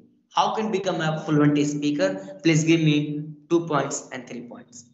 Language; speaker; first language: English; non-native, learner; Hindi